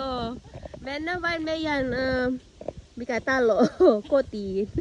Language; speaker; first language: Finnish; non-native, learner; Cebuano